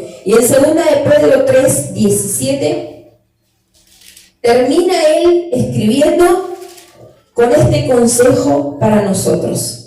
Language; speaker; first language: Spanish; native; Spanish